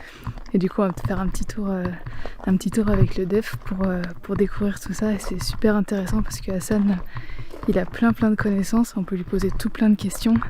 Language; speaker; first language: French; native; French